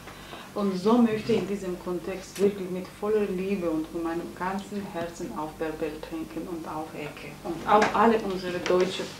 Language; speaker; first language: German; non-native, fluent; Georgian